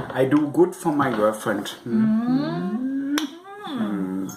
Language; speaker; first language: English; non-native, fluent; German